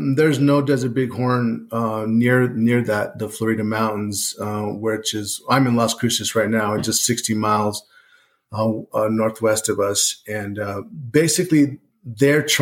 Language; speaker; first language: English; native; English